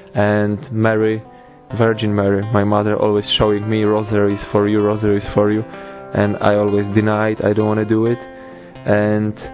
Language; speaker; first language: English; non-native, fluent; Polish